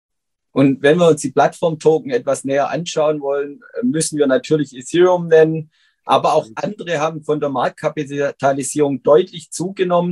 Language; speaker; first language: German; native; German